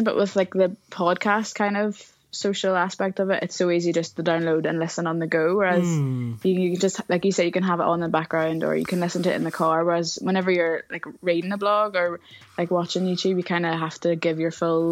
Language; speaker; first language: English; native; English